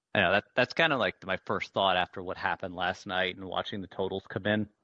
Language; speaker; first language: English; native; English